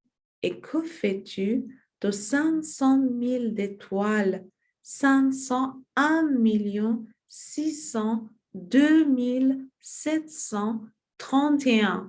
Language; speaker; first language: French; non-native, learner; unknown